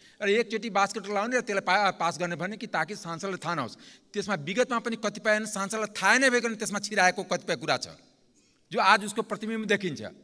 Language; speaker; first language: Nepali; non-native, local second language; Maithili